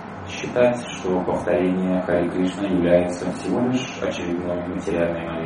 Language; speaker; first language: Russian; native; Russian